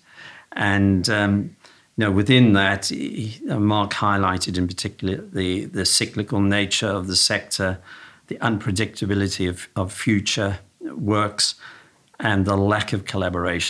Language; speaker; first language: English; native; English